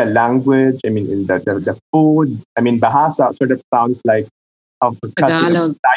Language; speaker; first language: English; non-native, local second language; Filipino